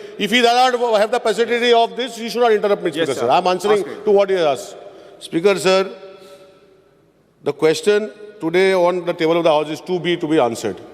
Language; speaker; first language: English; non-native, local second language; Konkani